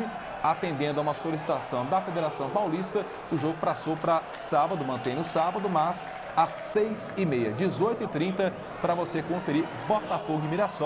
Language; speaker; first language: Portuguese; native; Portuguese